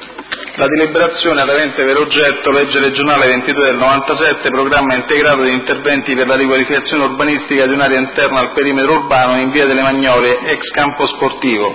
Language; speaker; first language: Italian; native; Italian